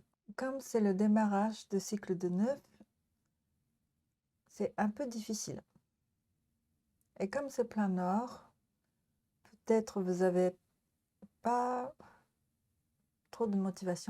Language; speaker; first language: French; non-native, learner; Japanese